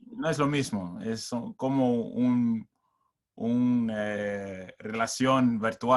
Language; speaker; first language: Spanish; non-native, learner; English